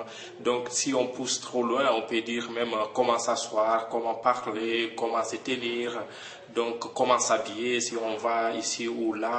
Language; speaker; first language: French; non-native, learner; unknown